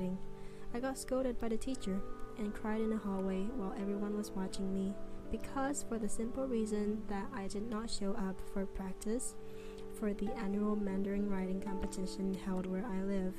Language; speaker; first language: English; non-native, fluent; Chinese